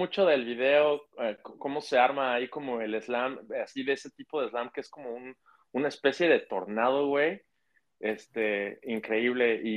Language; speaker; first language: Spanish; native; Spanish